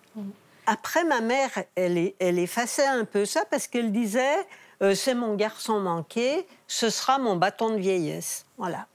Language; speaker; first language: French; native; French